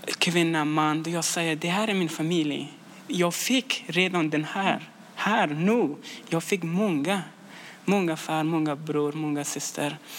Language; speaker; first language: Swedish; non-native, learner; Persian